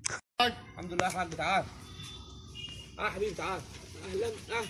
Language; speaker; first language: Arabic; native; Arabic